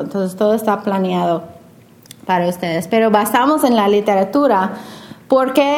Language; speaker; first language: Spanish; non-native, fluent; English